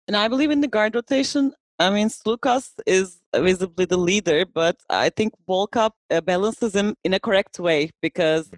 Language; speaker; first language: English; non-native, fluent; Turkish